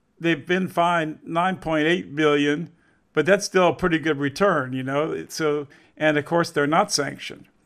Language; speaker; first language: English; native; English